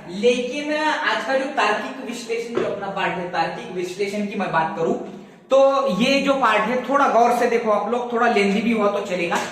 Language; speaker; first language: Hindi; native; Hindi